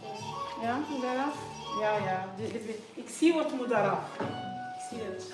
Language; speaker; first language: Dutch; non-native, learner; English